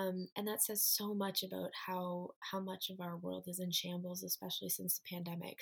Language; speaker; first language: English; native; English